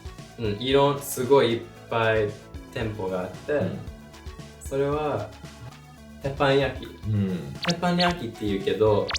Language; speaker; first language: Japanese; non-native, learner; English